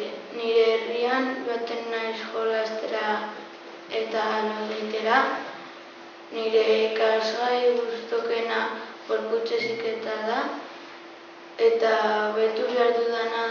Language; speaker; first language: Basque; non-native, local second language; Spanish